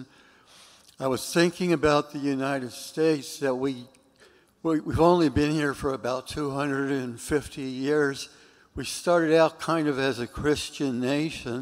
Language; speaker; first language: English; native; English